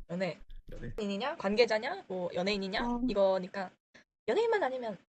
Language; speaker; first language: Korean; early bilingual, heritage; Korean